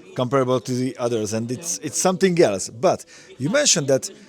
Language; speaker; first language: English; non-native, fluent; Hungarian